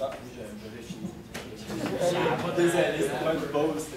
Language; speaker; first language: French; native; French